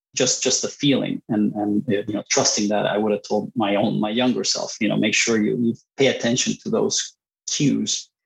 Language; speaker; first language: English; non-native, fluent; Spanish